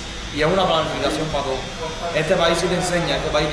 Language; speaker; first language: Spanish; native; Spanish